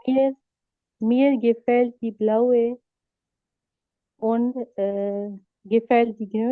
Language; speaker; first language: German; non-native, learner; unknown